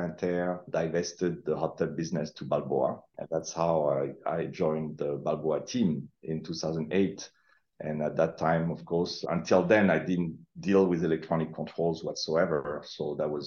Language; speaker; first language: English; non-native, fluent; French